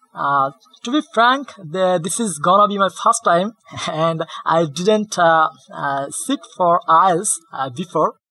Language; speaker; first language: English; non-native, learner; Bangla